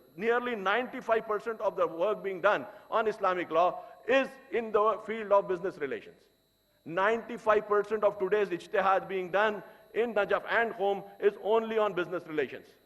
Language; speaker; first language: English; non-native, local second language; Urdu